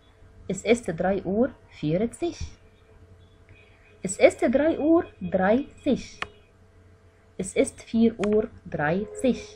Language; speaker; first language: German; non-native, fluent; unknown